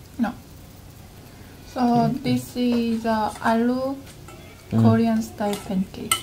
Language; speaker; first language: English; non-native, learner; Korean